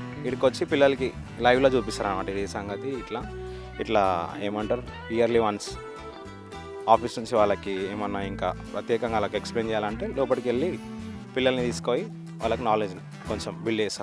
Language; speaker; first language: Telugu; native; Telugu